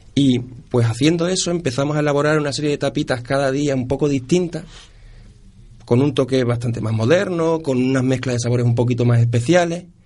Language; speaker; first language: Spanish; native; Spanish